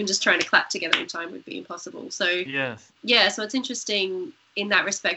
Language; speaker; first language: English; native; English